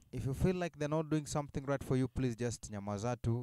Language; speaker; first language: English; non-native, local second language; Luo (Kenya and Tanzania)